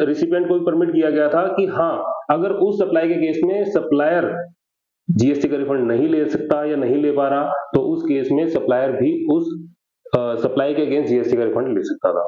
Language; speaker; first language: Hindi; native; Hindi